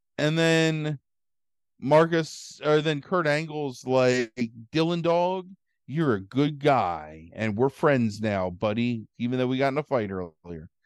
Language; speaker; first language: English; native; English